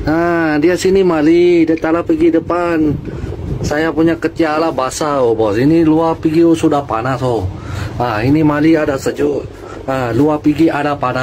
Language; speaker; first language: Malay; non-native, local second language; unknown